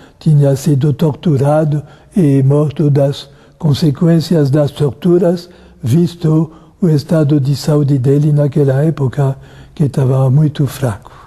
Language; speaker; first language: Portuguese; non-native, fluent; French